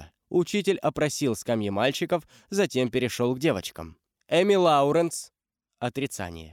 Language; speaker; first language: Russian; native; Russian